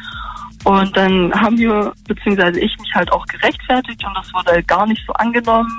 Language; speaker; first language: German; native; German